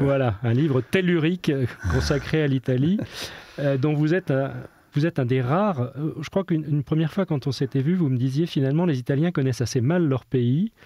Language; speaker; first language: French; native; French